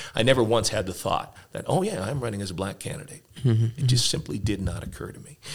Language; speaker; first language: English; native; English